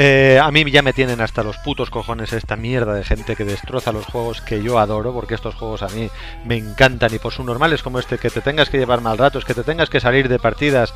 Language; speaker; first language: Spanish; native; Spanish